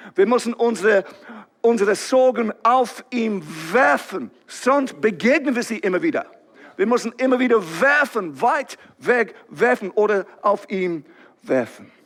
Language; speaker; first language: German; non-native, local second language; English